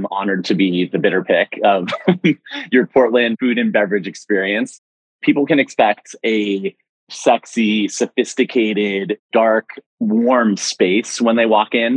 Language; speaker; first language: English; native; English